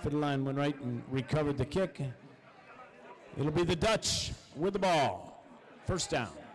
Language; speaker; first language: English; native; English